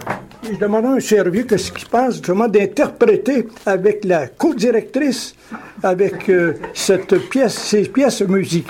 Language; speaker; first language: French; native; French